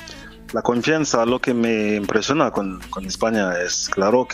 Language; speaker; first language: Spanish; non-native, fluent; French